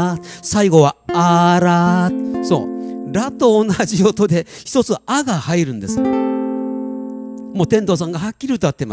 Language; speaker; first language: Japanese; native; Japanese